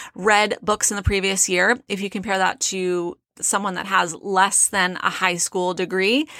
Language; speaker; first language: English; native; English